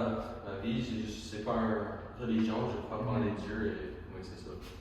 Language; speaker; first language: French; non-native, local second language; English